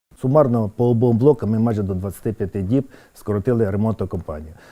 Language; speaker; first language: Ukrainian; native; Ukrainian